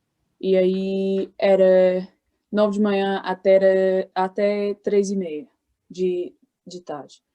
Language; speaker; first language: Portuguese; early bilingual, heritage; Portuguese